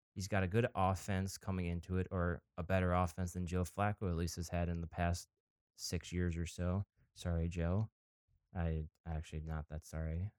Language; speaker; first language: English; native; English